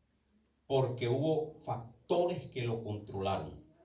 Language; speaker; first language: Spanish; native; Spanish